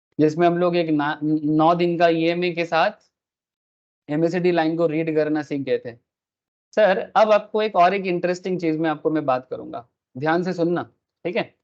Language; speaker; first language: Hindi; non-native, local second language; Bangla